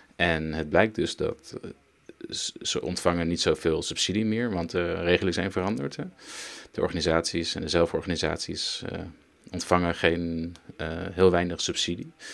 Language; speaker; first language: Dutch; early bilingual, other home language; Turkish